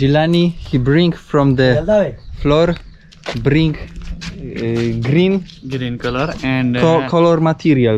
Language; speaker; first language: English; non-native, learner; Polish